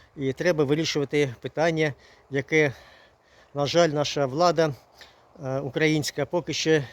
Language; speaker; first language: Ukrainian; non-native, local second language; Russian